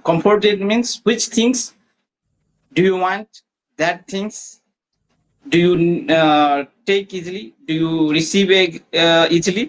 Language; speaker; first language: English; non-native, learner; Maithili